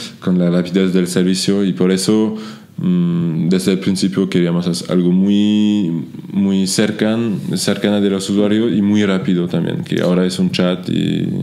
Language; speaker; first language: Spanish; non-native, fluent; French